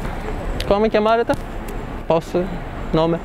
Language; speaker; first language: Italian; non-native, learner; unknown